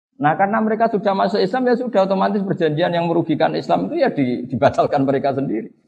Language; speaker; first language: Indonesian; non-native, local second language; Javanese